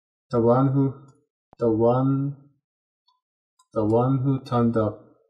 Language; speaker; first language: English; non-native, learner; Korean